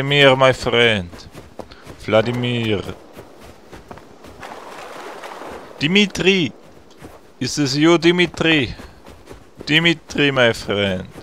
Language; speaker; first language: English; non-native, fluent; German